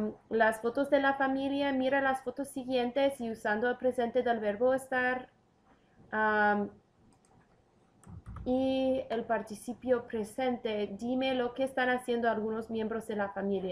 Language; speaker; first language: Spanish; non-native, fluent; English